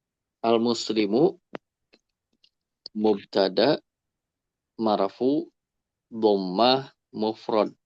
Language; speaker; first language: Arabic; non-native, learner; Indonesian